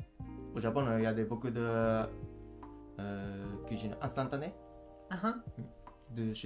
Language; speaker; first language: French; non-native, learner; Japanese